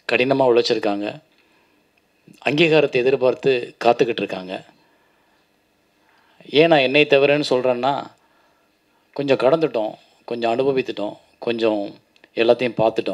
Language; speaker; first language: Tamil; native; Tamil